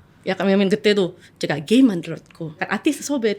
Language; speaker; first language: Korean; non-native, fluent; Indonesian